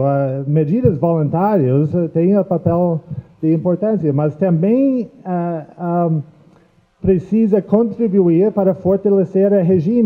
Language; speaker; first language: Portuguese; non-native, fluent; English